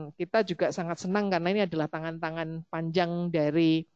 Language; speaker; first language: Indonesian; native; Indonesian